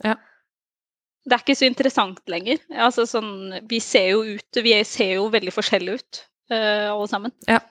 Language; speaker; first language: Norwegian; early bilingual, other home language; Somali